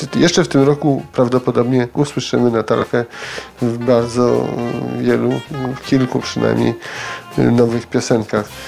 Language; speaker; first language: Polish; native; Polish